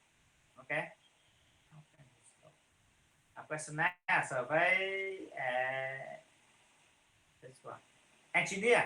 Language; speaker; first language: English; non-native, fluent; Vietnamese